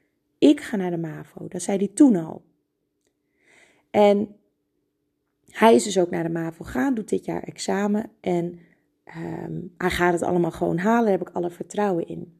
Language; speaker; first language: Dutch; native; Dutch